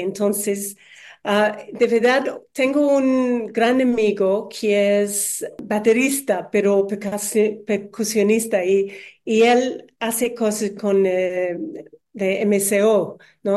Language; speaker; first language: Spanish; non-native, learner; English